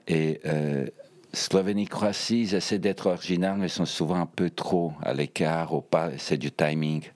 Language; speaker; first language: French; early bilingual, other home language; Bosnian